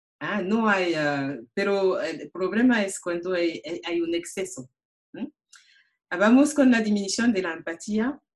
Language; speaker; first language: Spanish; non-native, learner; French